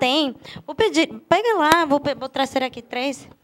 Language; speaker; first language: Portuguese; non-native, fluent; German